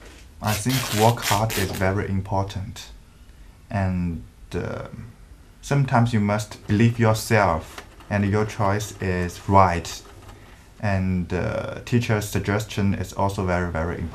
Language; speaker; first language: English; non-native, learner; Chinese